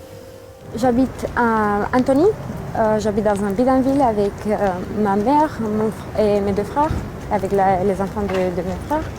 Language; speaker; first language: French; early bilingual, other home language; Romanian